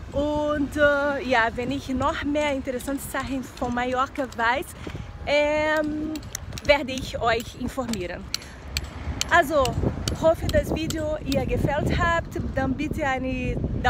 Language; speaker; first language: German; non-native, fluent; Portuguese